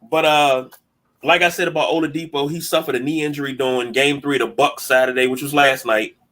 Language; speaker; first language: English; native; English